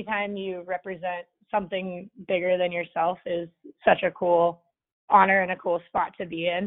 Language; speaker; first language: English; native; English